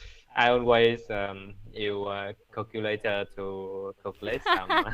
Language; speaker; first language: English; non-native, learner; Vietnamese